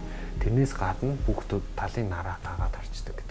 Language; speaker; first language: Mongolian; native; Mongolian